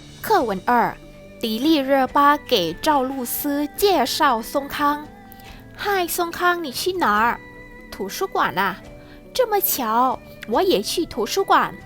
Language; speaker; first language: Chinese; non-native, fluent; Thai